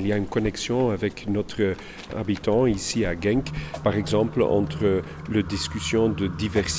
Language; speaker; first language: French; non-native, local second language; Dutch